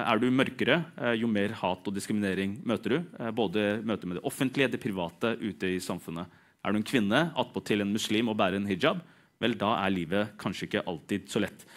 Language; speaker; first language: Norwegian; early bilingual, other home language; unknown